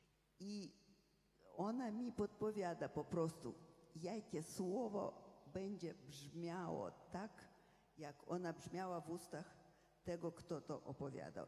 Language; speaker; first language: Polish; non-native, fluent; Russian